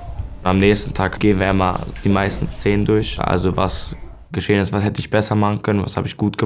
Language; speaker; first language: German; native; German